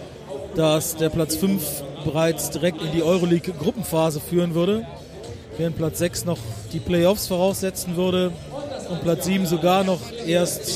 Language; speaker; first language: German; native; German